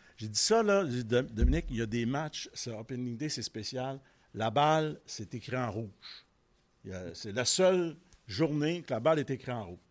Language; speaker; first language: French; native; French